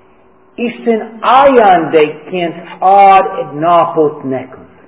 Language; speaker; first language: Hungarian; non-native, learner; English